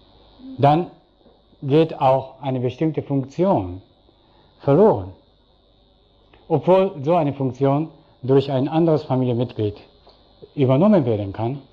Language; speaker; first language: German; non-native, fluent; Japanese